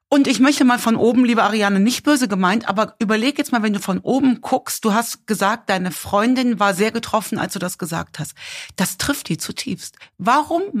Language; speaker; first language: German; native; German